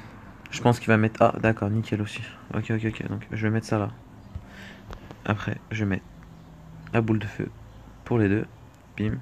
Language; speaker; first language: French; native; French